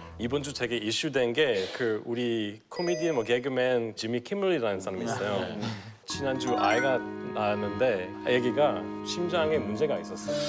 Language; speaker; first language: Korean; non-native, fluent; English